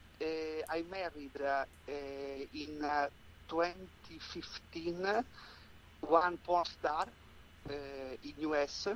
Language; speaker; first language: English; non-native, learner; Italian